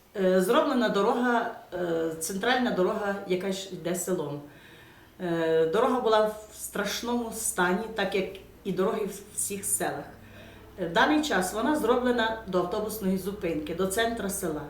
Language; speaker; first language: Ukrainian; native; Ukrainian